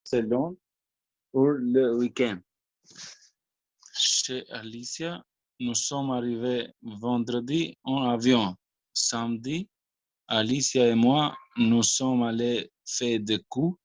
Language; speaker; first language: French; non-native, learner; Albanian